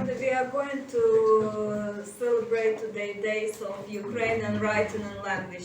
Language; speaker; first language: English; non-native, learner; Ukrainian